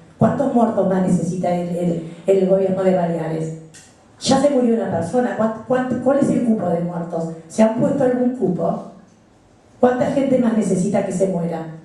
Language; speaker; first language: Spanish; native; Spanish